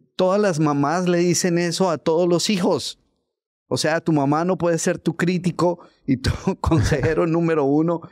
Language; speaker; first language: Spanish; native; Spanish